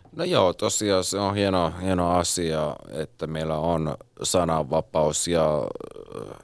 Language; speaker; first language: Finnish; native; Finnish